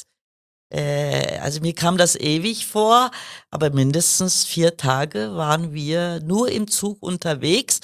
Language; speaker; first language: German; early bilingual, other home language; Kurdish